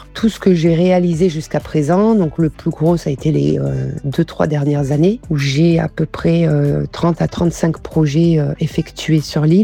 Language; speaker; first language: French; early bilingual, other home language; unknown